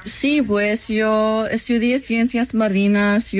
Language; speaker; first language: Spanish; non-native, learner; English